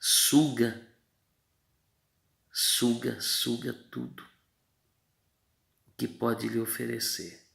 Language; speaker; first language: Portuguese; native; Portuguese